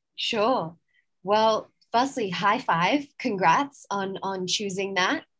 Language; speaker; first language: English; native; English